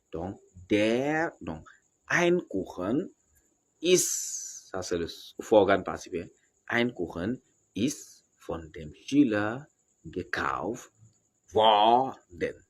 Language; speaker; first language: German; non-native, fluent; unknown